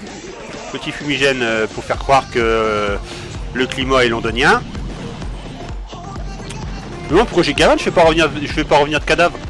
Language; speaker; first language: French; native; French